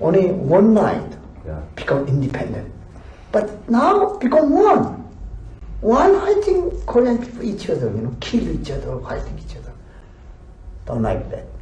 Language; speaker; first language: English; non-native, learner; Korean